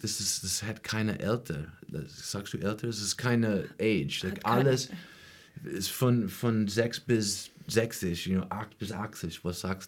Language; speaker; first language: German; non-native, learner; English